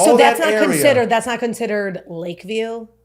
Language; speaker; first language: English; native; English